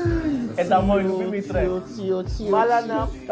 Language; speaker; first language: Russian; non-native, learner; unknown